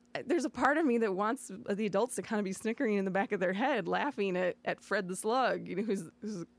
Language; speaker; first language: English; native; English